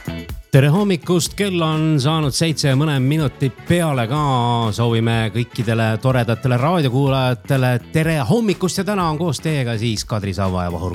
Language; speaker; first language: Estonian; native; Estonian